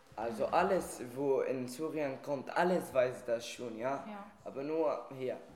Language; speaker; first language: German; non-native, fluent; Arabic